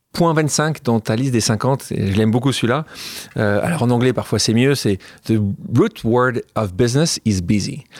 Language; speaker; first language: French; native; French